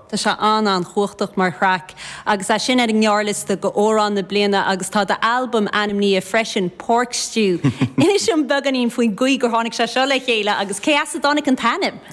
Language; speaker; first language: Irish; native; Irish